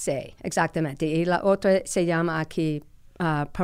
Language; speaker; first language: Spanish; non-native, fluent; English